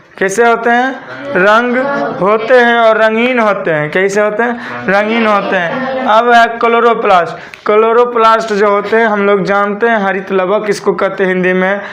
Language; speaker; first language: Hindi; native; Hindi